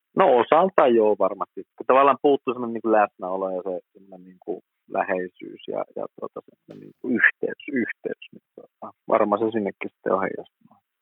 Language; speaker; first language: Finnish; native; Finnish